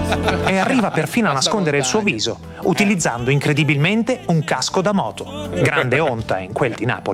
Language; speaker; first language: Italian; native; Italian